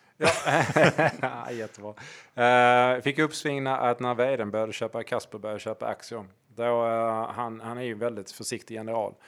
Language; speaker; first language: Swedish; native; Swedish